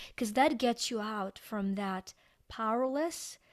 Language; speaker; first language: English; non-native, fluent; Ukrainian